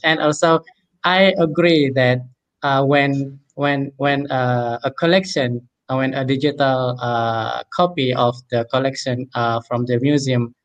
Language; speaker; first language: English; non-native, fluent; Indonesian